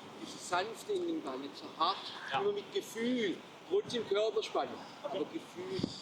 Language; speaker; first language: German; native; German